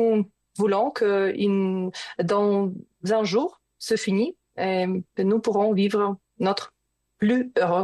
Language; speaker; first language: French; non-native, learner; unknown